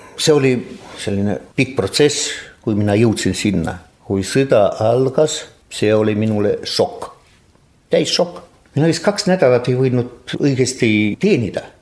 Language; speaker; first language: Estonian; non-native, local second language; Russian